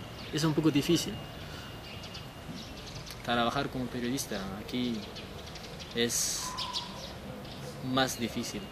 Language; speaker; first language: Spanish; non-native, learner; Persian